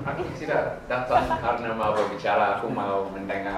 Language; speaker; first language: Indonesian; non-native, learner; English